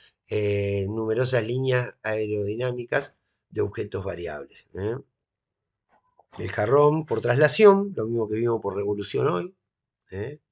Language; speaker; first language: Spanish; native; Spanish